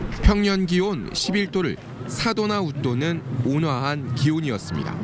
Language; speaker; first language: Korean; native; Korean